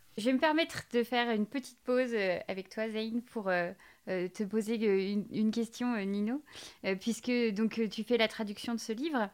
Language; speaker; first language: French; native; French